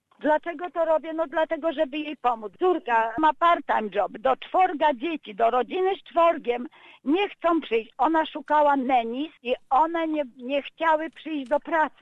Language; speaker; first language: Polish; native; Polish